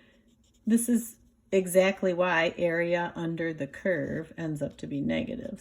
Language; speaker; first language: English; native; English